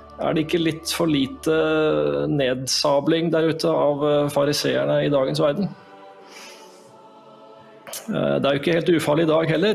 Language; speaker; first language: Norwegian; native; Norwegian